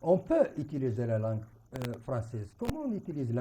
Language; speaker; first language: French; non-native, local second language; Arabic